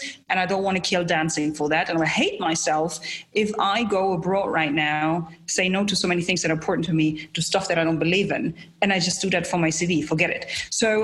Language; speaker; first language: English; non-native, fluent; German